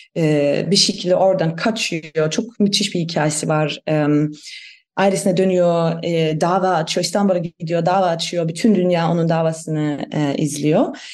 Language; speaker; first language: Turkish; non-native, fluent; German